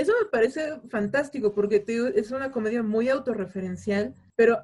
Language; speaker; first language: Spanish; native; Spanish